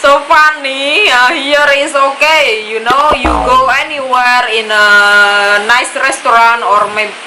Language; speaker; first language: English; non-native, learner; Indonesian